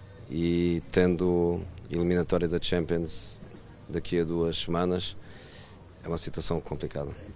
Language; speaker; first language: Portuguese; native; Portuguese